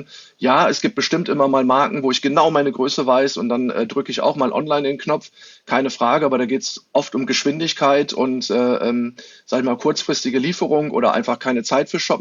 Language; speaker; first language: German; native; German